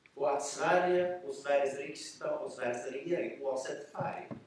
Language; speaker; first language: Swedish; early bilingual, other home language; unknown